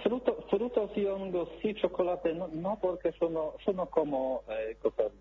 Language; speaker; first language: Spanish; non-native, learner; Polish